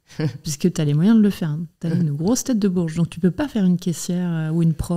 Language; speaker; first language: French; native; French